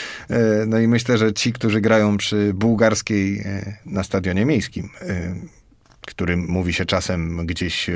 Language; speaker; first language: Polish; native; Polish